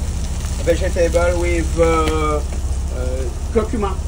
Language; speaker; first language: English; non-native, learner; French